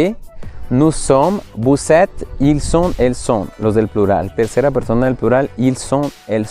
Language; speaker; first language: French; non-native, fluent; Spanish